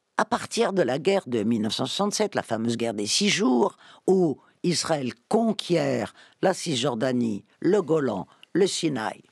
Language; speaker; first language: French; native; French